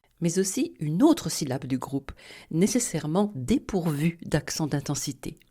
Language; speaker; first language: French; native; French